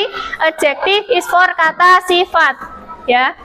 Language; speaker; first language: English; non-native, learner; Indonesian